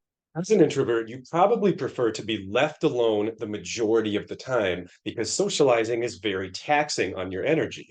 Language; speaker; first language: English; native; English